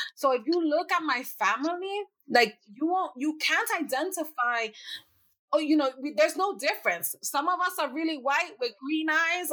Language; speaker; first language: English; native; English